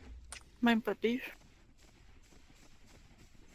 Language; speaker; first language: French; native; French